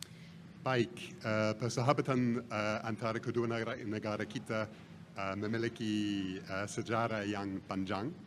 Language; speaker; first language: Indonesian; non-native, fluent; English